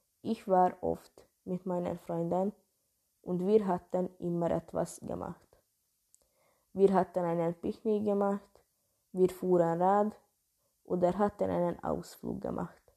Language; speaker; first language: German; non-native, learner; Hungarian